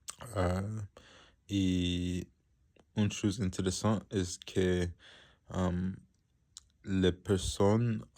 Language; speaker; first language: French; non-native, learner; English